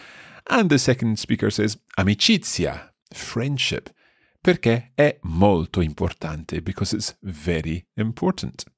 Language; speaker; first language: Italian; non-native, fluent; English